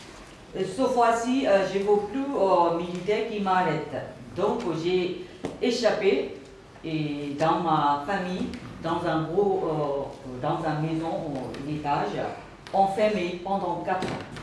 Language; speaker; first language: French; non-native, learner; Burmese